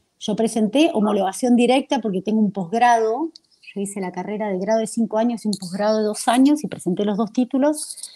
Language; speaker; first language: Spanish; native; Spanish